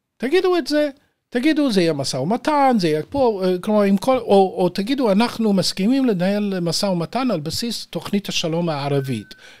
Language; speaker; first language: Hebrew; native; Hebrew